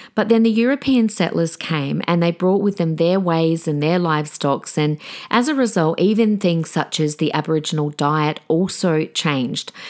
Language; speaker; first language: English; native; English